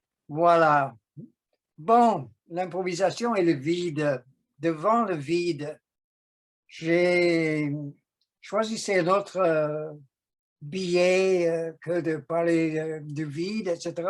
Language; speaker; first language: French; non-native, fluent; English